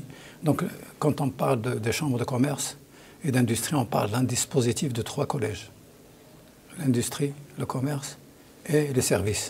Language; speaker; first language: French; non-native, local second language; Arabic